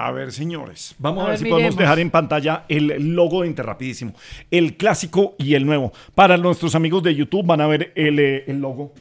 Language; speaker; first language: Spanish; native; Spanish